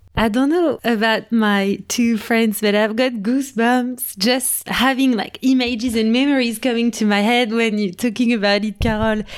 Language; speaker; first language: English; non-native, fluent; French